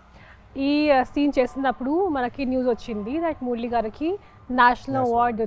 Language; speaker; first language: Telugu; non-native, fluent; Hindi